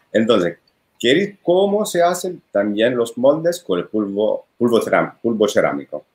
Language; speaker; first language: Spanish; non-native, fluent; Italian